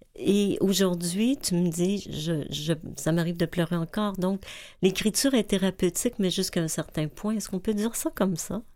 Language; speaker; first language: French; native; French